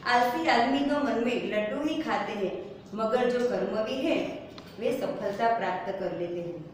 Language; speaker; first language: Hindi; non-native, local second language; Gujarati